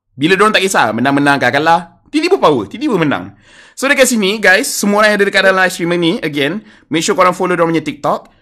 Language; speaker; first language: Malay; native; Malay